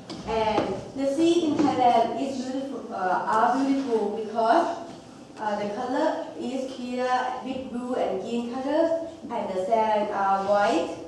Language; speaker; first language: English; non-native, local second language; Thai